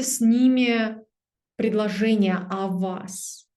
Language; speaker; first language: Russian; native; Russian